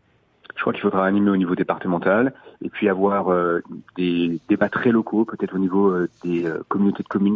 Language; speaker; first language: French; native; French